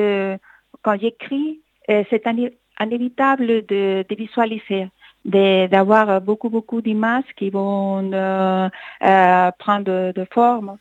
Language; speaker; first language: French; non-native, fluent; Spanish